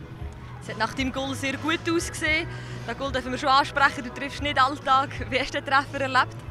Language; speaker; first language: German; native; German